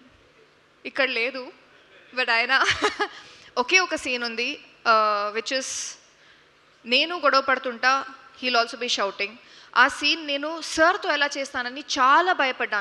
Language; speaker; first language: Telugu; non-native, local second language; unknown